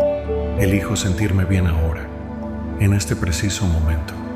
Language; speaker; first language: Spanish; native; Spanish